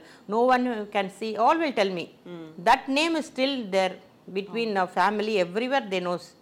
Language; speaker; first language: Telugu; non-native, local second language; Tamil